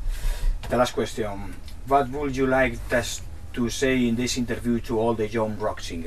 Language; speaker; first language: English; non-native, learner; Spanish